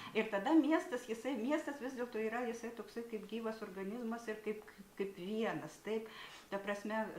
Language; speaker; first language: Lithuanian; native; Lithuanian